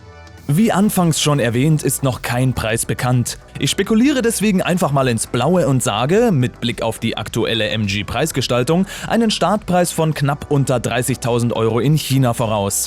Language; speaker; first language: German; native; German